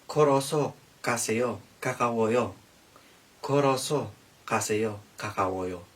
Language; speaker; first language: Korean; non-native, learner; Filipino